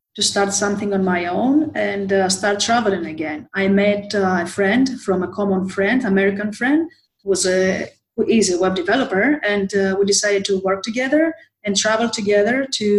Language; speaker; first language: English; non-native, fluent; Greek